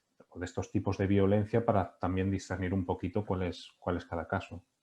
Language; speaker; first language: Spanish; native; Spanish